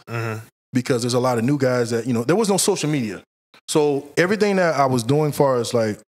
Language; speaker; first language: English; native; English